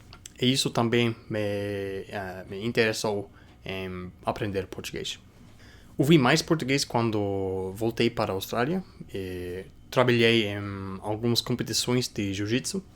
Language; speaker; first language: Portuguese; non-native, fluent; English